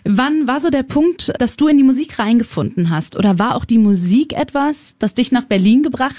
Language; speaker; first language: German; native; German